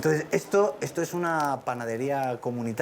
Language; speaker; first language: Spanish; native; Spanish